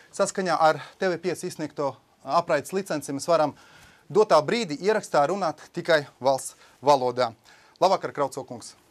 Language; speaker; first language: Latvian; non-native, local second language; Russian